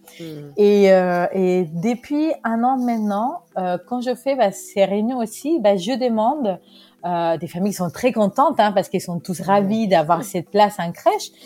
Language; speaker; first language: French; non-native, fluent; Spanish